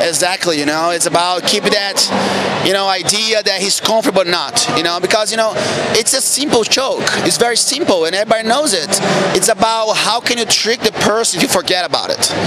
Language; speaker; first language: English; non-native, fluent; Portuguese